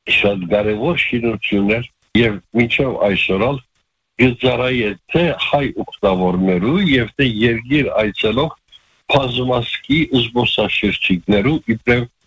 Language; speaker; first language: Armenian; early bilingual, heritage; Armenian